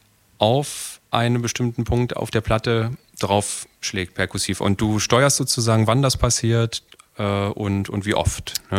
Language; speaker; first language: German; native; German